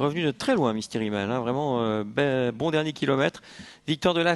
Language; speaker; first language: French; native; French